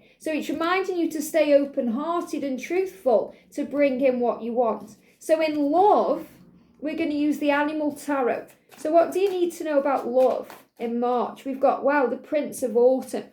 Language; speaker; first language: English; native; English